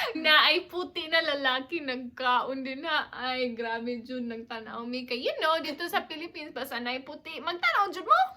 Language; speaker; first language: Cebuano; non-native, local second language; English